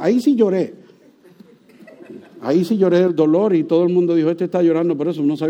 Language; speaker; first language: Spanish; native; Spanish